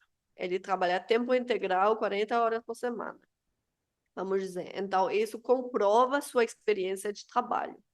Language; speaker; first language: Portuguese; non-native, fluent; Spanish